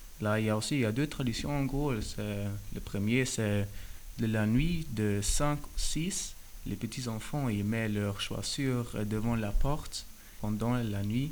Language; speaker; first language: French; non-native, fluent; German